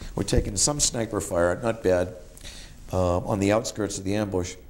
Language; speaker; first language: English; native; English